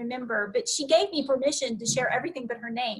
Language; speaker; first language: English; native; English